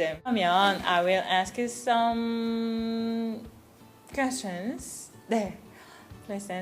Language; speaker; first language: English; non-native, fluent; Korean